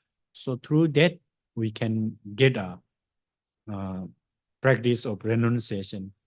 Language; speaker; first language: English; non-native, fluent; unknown